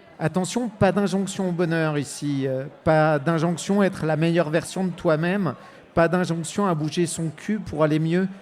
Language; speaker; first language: French; native; French